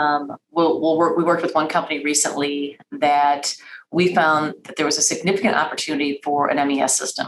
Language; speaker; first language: English; native; English